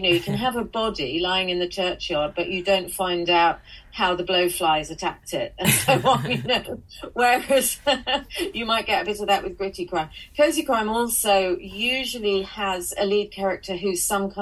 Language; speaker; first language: English; native; English